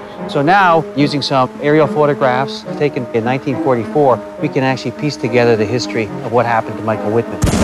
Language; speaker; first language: English; native; English